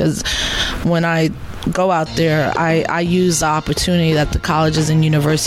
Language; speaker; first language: English; native; English